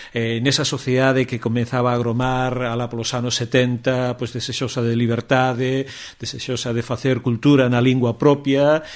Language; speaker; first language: Galician; native; Galician